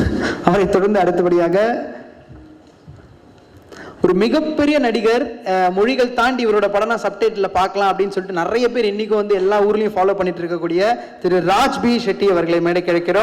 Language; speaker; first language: Tamil; native; Tamil